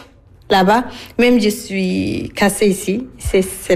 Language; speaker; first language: French; non-native, learner; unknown